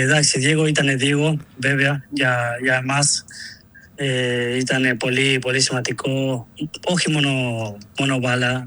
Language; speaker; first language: Greek; non-native, learner; Spanish